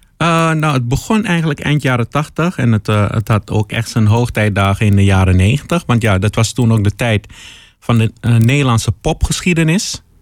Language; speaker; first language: Dutch; early bilingual, other home language; Papiamento